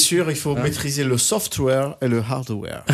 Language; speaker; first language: French; native; French